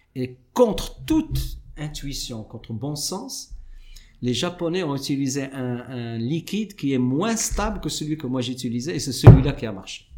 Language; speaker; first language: French; non-native, local second language; Arabic